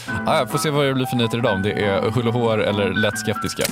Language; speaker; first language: Swedish; native; Swedish